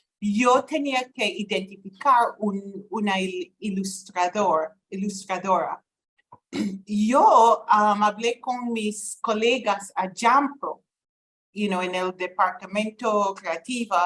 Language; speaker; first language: Spanish; non-native, fluent; English